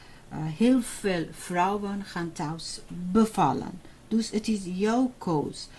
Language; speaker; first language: Dutch; non-native, fluent; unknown